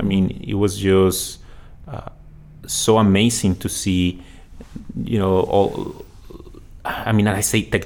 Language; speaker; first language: English; non-native, fluent; Spanish